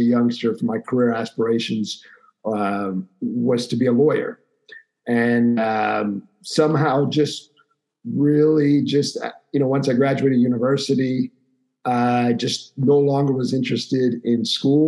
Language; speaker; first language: English; native; English